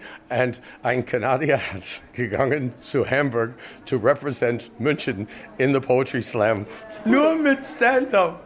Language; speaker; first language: German; non-native, fluent; English